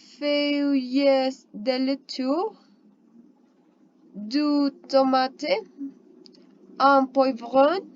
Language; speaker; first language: French; non-native, learner; Spanish